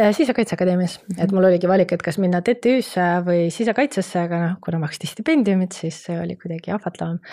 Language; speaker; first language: Estonian; non-native, local second language; Russian